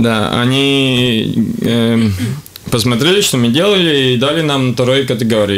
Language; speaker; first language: Russian; non-native, local second language; Latvian